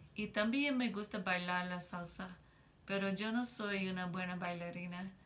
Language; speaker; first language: Spanish; non-native, fluent; English